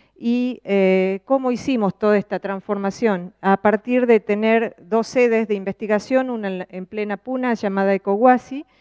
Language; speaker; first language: Spanish; native; Spanish